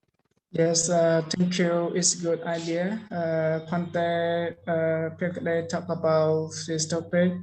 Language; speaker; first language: English; non-native, learner; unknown